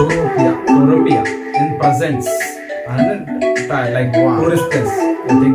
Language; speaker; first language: Hindi; non-native, local second language; Kannada